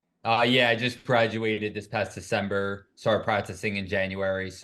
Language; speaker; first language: English; native; English